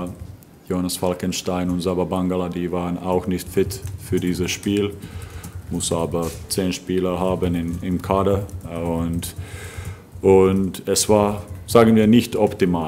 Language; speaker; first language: German; non-native, fluent; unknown